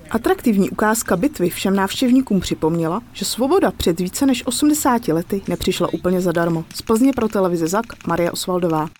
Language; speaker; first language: Czech; native; Czech